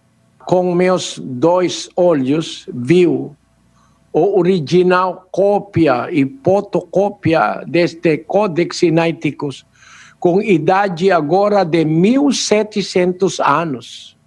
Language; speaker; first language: Portuguese; non-native, learner; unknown